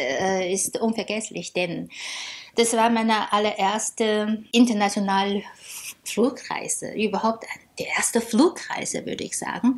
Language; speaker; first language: German; non-native, fluent; Chinese